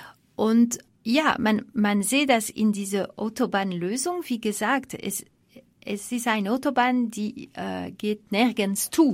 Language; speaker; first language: German; non-native, fluent; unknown